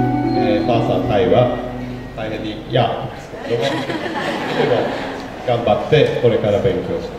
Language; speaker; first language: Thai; non-native, learner; Japanese